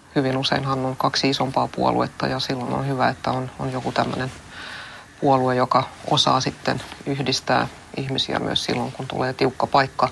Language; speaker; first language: Finnish; non-native, local second language; Swedish